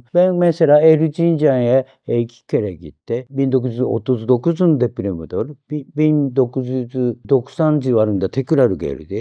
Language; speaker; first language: Turkish; non-native, fluent; Japanese